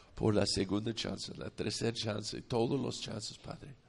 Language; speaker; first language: Spanish; non-native, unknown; English